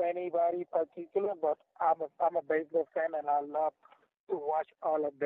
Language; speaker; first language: English; non-native, fluent; Spanish